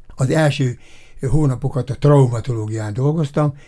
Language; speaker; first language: Hungarian; native; Hungarian